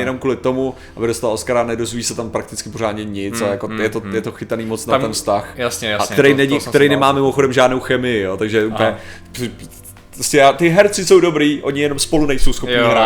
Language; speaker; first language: Czech; native; Czech